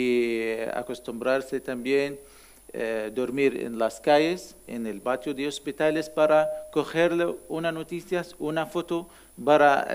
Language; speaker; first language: Spanish; non-native, learner; Arabic